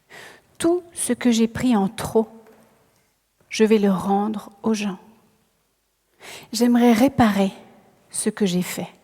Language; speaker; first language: French; native; French